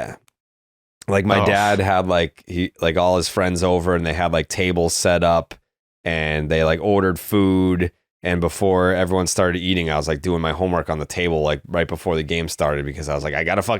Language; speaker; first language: English; native; English